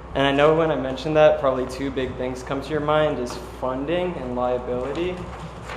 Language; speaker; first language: English; native; English